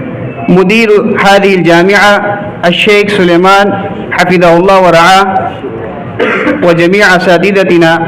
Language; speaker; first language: Arabic; non-native, fluent; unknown